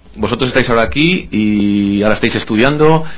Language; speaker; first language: Spanish; native; Spanish